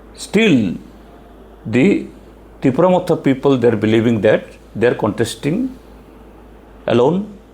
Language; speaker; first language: English; non-native, local second language; Bangla